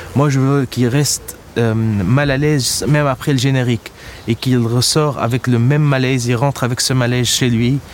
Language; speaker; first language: French; non-native, local second language; Arabic